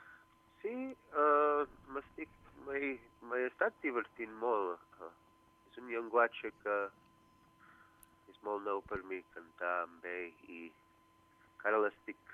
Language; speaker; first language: Catalan; early bilingual, heritage; Catalan